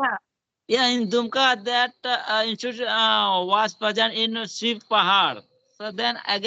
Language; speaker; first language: English; non-native, learner; Hindi